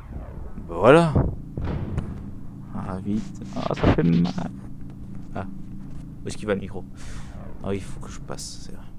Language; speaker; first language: French; native; French